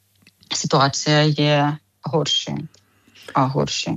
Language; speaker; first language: Czech; non-native, fluent; Ukrainian